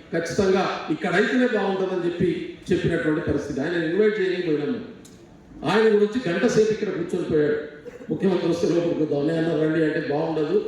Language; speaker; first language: Telugu; non-native, local second language; Lambadi